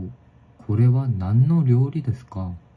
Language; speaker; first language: Japanese; non-native, learner; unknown